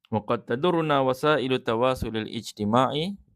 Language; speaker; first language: Arabic; non-native, fluent; Malay